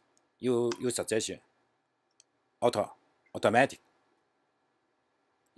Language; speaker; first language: English; non-native, learner; Chinese